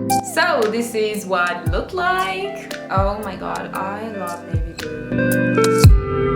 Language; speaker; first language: English; non-native, fluent; French